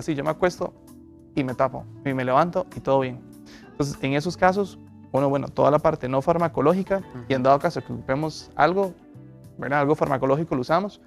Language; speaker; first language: Spanish; native; Spanish